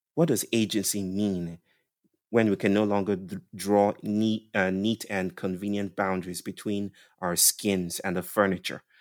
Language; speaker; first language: English; non-native, local second language; Yoruba